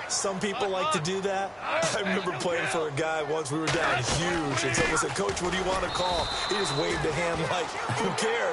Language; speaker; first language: English; native; English